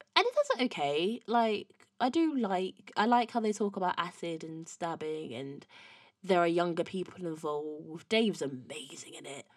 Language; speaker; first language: English; native; English